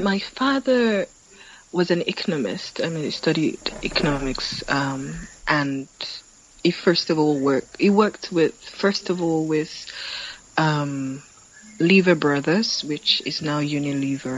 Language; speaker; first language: English; non-native, local second language; Yoruba